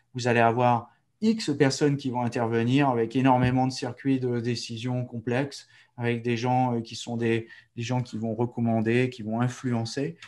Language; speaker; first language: French; native; French